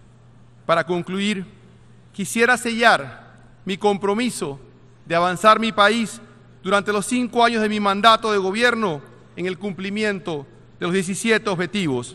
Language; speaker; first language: Spanish; native; Spanish